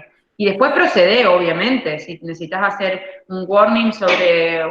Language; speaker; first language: Spanish; native; Spanish